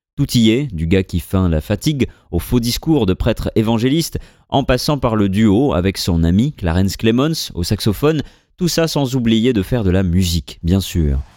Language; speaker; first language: French; native; French